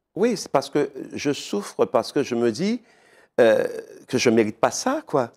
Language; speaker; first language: French; native; French